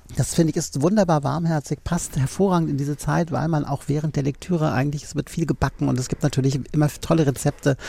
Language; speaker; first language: German; native; German